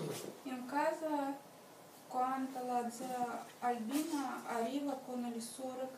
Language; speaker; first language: Italian; non-native, learner; Russian